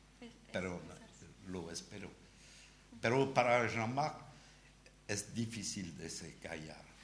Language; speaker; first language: Spanish; non-native, learner; French